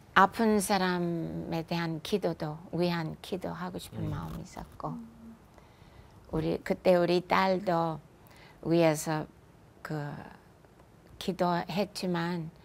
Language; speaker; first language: Korean; non-native, fluent; English